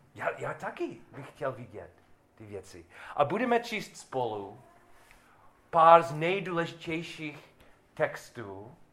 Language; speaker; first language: Czech; non-native, learner; English